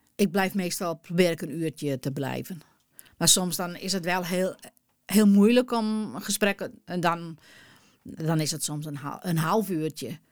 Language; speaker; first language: Dutch; non-native, local second language; Western Frisian